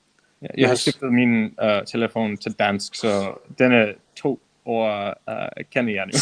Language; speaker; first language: Danish; non-native, learner; English